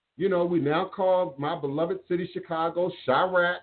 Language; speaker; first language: English; native; English